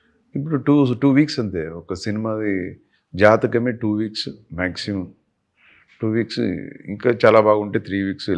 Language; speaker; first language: Telugu; non-native, local second language; Kannada